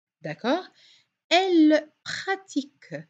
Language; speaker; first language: French; non-native, fluent; Arabic